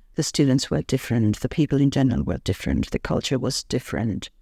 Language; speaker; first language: English; non-native, fluent; Armenian